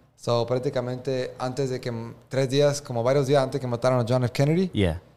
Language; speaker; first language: Spanish; early bilingual, heritage; Spanish